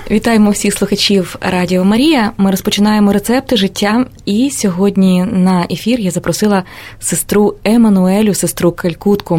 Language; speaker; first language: Ukrainian; native; Ukrainian